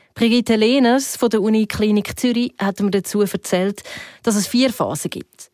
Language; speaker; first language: German; native; German